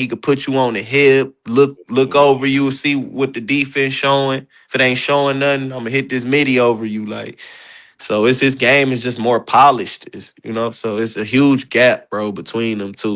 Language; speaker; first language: English; native; English